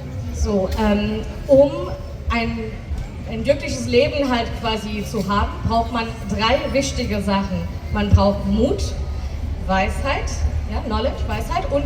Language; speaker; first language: German; non-native, fluent; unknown